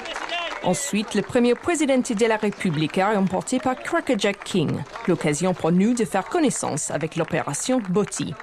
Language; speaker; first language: French; native; French